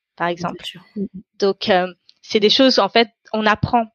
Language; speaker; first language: French; non-native, local second language; Tamil